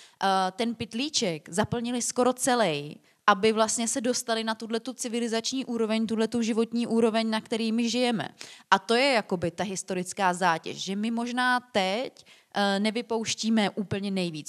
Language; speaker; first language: Czech; native; Czech